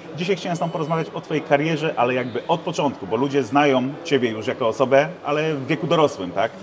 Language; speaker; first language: Polish; native; Polish